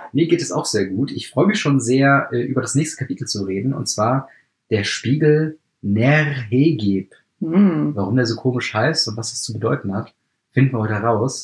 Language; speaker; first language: German; native; German